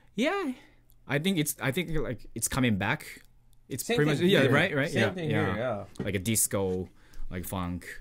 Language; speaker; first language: English; non-native, fluent; Japanese